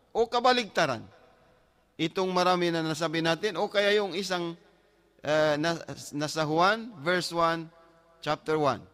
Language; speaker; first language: Filipino; non-native, local second language; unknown